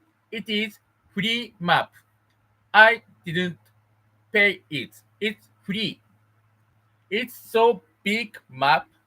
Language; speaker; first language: English; non-native, learner; Japanese